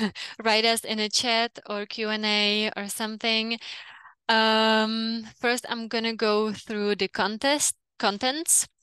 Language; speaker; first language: English; non-native, fluent; Czech